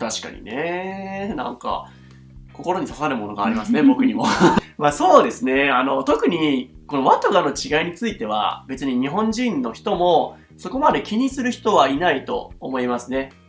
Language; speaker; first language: Japanese; native; Japanese